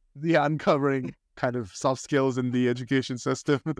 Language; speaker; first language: English; non-native, local second language; Hindi